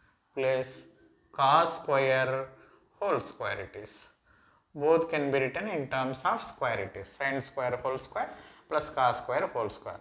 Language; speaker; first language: English; non-native, local second language; Telugu